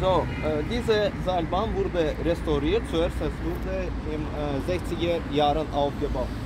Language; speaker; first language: German; non-native, fluent; Azerbaijani